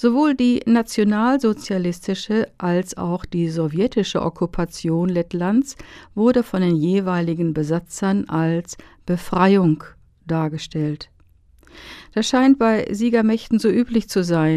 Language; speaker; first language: German; native; German